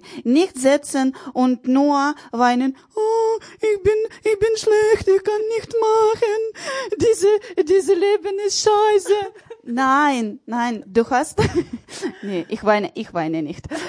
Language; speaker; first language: German; non-native, learner; Ukrainian